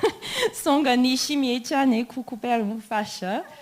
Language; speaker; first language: Kinyarwanda; non-native, learner; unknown